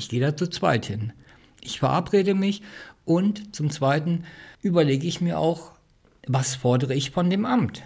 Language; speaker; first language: German; native; German